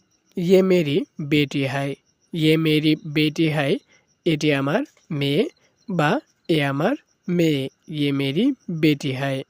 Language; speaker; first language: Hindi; non-native, learner; Bangla